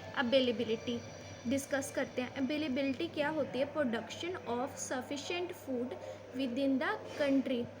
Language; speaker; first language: Hindi; native; Hindi